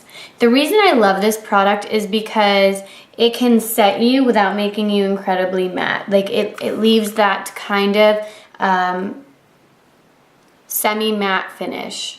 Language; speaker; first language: English; native; English